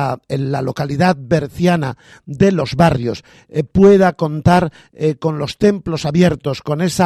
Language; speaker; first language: Spanish; native; Spanish